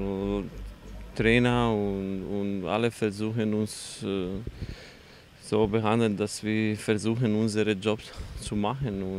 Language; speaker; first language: German; non-native, fluent; Croatian